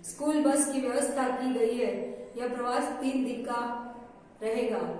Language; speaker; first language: Hindi; non-native, local second language; Gujarati